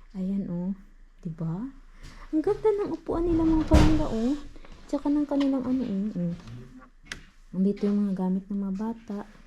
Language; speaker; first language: Filipino; non-native, local second language; Hiligaynon